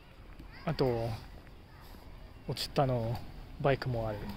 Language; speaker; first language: Japanese; non-native, learner; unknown